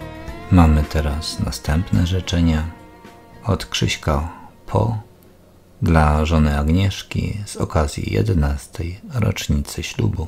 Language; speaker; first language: Polish; native; Polish